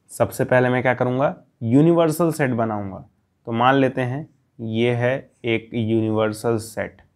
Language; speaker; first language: Hindi; native; Hindi